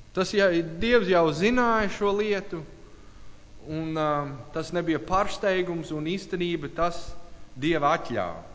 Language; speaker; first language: Latvian; non-native, learner; English